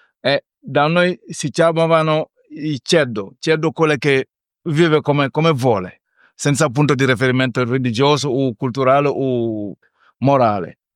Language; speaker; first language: Italian; non-native, fluent; Wolof